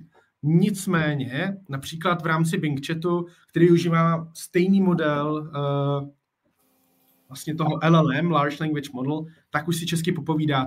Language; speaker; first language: Czech; native; Czech